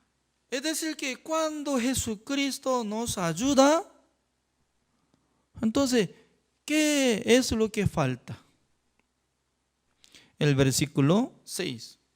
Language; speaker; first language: Spanish; non-native, fluent; Korean